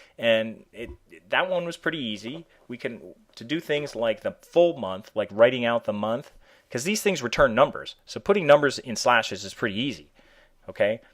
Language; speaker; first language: English; native; English